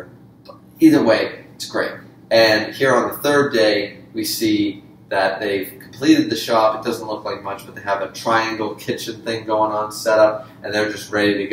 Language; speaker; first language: English; native; English